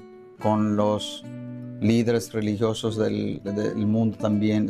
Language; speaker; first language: Spanish; non-native, fluent; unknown